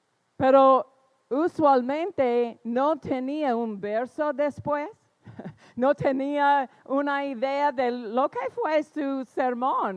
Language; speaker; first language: Spanish; non-native, fluent; English